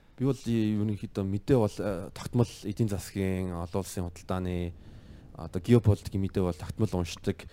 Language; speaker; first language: Mongolian; early bilingual, heritage; Mongolian